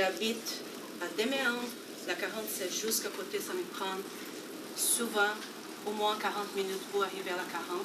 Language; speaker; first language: French; non-native, fluent; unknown